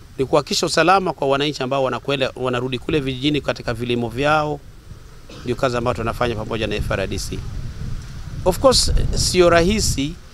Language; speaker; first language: Swahili; non-native, local second language; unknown